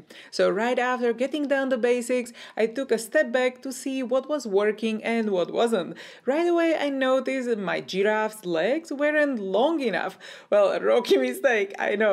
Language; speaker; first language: English; non-native, fluent; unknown